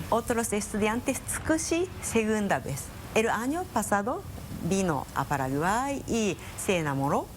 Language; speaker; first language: Spanish; non-native, fluent; Japanese